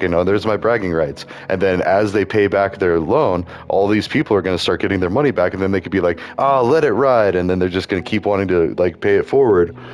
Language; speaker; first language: English; native; English